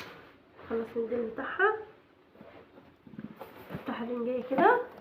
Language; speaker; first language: Arabic; native; Arabic